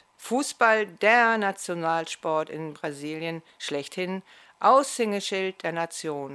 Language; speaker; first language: German; native; German